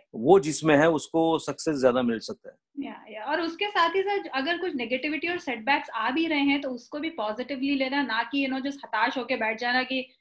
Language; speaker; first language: Hindi; non-native, local second language; Marathi